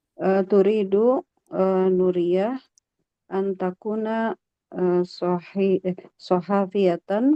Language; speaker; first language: Arabic; non-native, learner; Indonesian